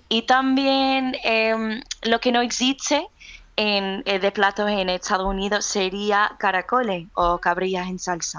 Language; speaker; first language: Spanish; non-native, fluent; English